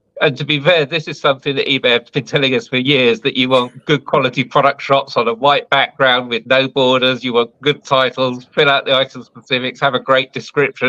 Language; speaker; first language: English; native; English